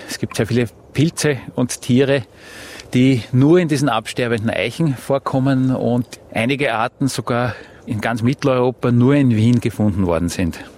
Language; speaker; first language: German; native; German